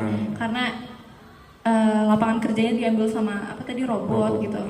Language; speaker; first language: Indonesian; native; Indonesian